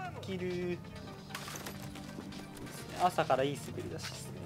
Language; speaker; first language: Japanese; native; Japanese